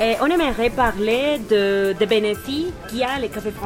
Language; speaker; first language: French; non-native, learner; Spanish